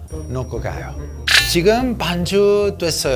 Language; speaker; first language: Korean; non-native, learner; Italian